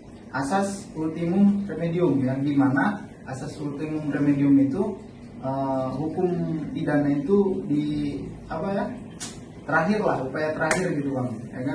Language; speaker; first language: Indonesian; native; Indonesian